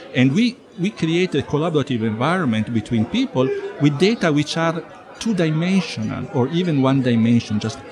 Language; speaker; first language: English; non-native, fluent; Italian